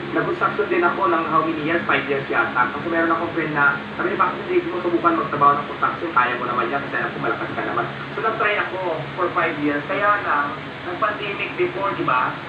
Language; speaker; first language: Filipino; native; Filipino